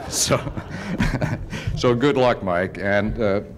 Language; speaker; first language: English; native; English